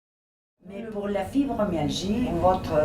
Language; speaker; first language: French; non-native, fluent; Spanish